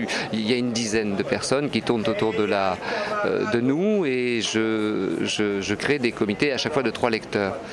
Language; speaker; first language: French; native; French